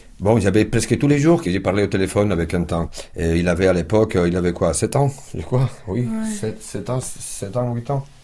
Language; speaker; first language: French; non-native, fluent; Spanish